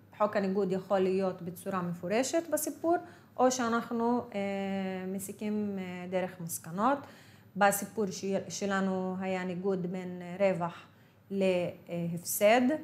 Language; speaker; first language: Hebrew; non-native, local second language; Arabic